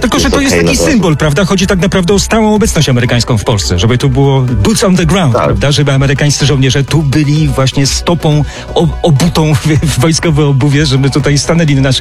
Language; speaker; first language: Polish; native; Polish